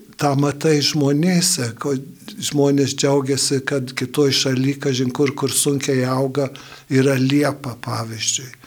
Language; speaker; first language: Lithuanian; early bilingual, heritage; Lithuanian